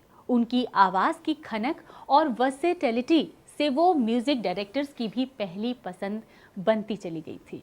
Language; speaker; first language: Hindi; native; Hindi